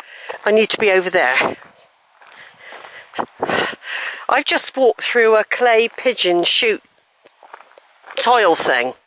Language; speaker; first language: English; native; English